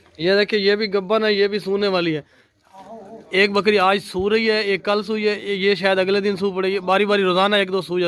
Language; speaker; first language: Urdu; non-native, local second language; Punjabi